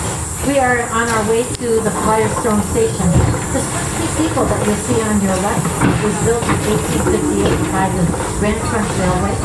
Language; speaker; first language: English; native; English